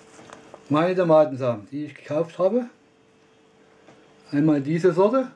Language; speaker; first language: German; non-native, learner; Russian